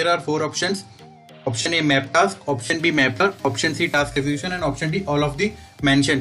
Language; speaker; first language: English; non-native, local second language; Hindi